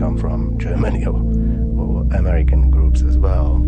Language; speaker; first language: English; non-native, fluent; Czech